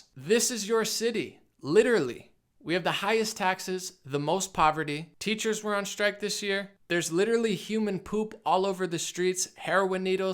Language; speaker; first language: English; native; English